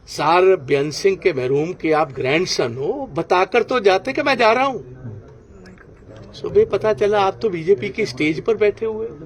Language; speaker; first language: Hindi; non-native, local second language; Punjabi